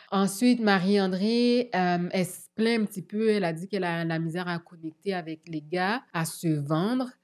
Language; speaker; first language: French; native; French